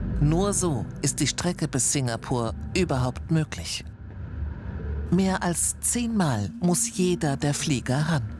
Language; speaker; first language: German; native; German